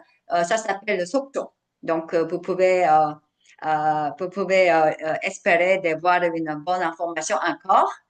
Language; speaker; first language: French; non-native, fluent; Korean